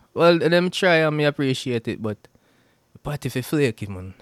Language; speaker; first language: English; non-native, local second language; Jamaican Creole English